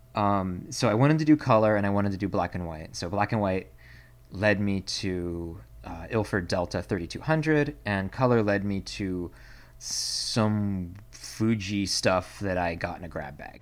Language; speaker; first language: English; native; English